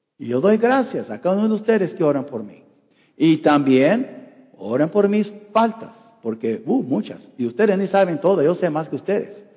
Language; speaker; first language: Spanish; non-native, fluent; English